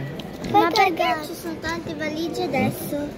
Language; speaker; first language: Italian; early bilingual, other home language; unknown